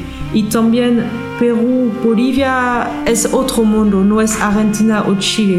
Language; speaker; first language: Spanish; non-native, fluent; French